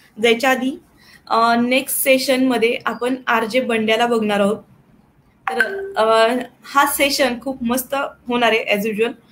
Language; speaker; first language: Marathi; native; Marathi